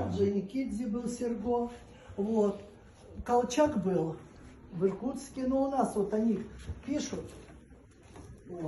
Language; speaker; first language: Russian; native; Russian